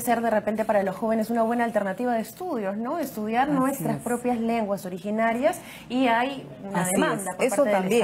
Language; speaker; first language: Spanish; native; Spanish